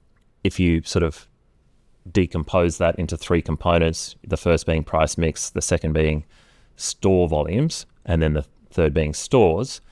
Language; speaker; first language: English; native; English